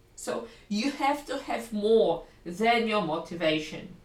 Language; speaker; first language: English; non-native, fluent; Polish